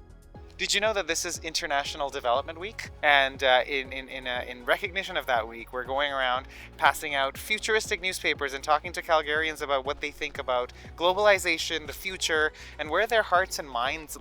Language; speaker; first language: English; native; English